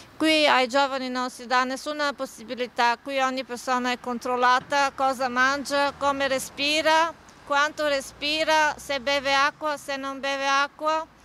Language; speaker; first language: Italian; non-native, fluent; Bulgarian